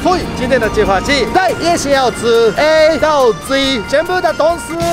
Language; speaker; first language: Chinese; non-native, fluent; Japanese